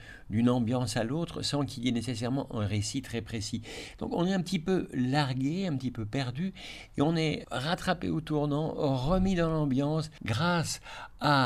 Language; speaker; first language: French; native; French